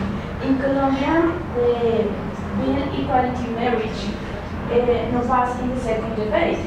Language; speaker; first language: English; non-native, learner; Spanish